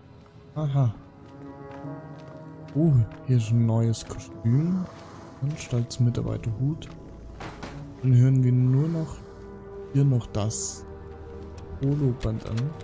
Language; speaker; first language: German; native; German